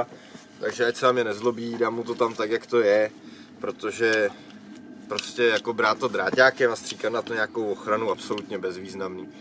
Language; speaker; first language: Czech; native; Czech